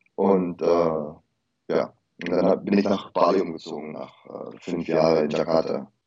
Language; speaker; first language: German; early bilingual, heritage; German